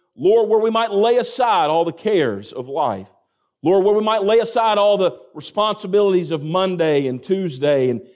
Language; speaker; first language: English; native; English